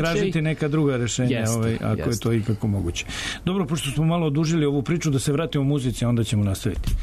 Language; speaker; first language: Serbian; native; Serbian